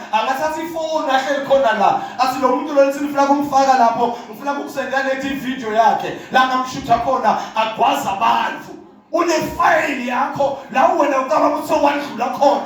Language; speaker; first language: Zulu; non-native, local second language; Swati